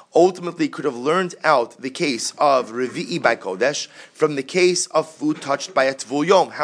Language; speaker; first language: English; native; English